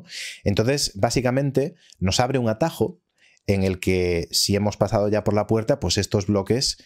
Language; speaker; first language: Spanish; native; Spanish